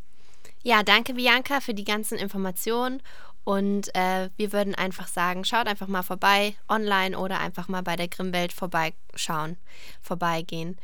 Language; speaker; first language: German; native; German